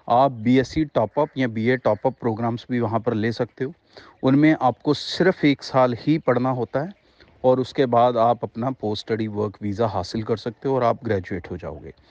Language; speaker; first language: Hindi; non-native, local second language; Punjabi